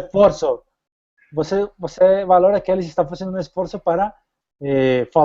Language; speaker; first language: Portuguese; non-native, fluent; Spanish